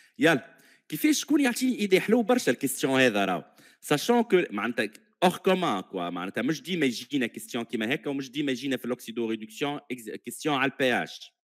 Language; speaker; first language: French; non-native, local second language; Arabic